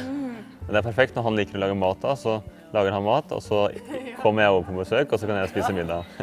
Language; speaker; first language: Norwegian; native; Norwegian